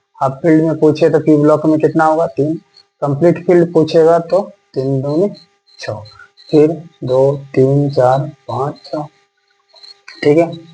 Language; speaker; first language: Hindi; native; Hindi